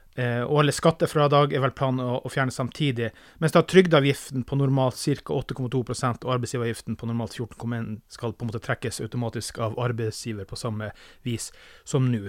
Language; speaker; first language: Norwegian; native; Norwegian